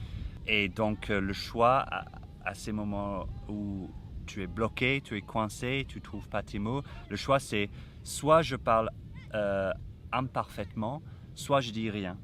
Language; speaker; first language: French; non-native, fluent; English